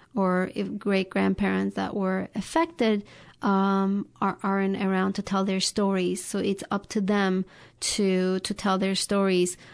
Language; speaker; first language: English; non-native, fluent; Turkish